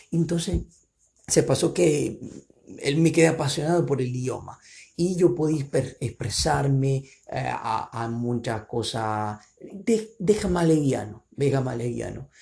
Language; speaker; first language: Spanish; non-native, fluent; Portuguese